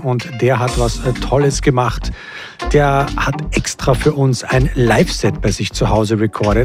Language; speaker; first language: German; native; German